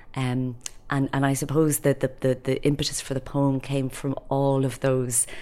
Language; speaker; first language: English; native; English